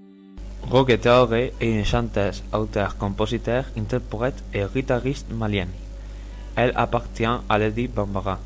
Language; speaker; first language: French; non-native, learner; Spanish